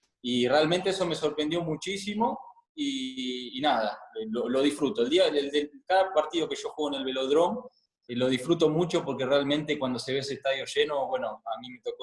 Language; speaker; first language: Spanish; native; Spanish